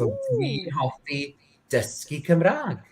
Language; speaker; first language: Welsh; non-native, learner; English